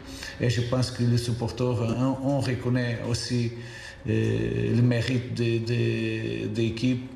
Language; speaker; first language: French; non-native, fluent; Portuguese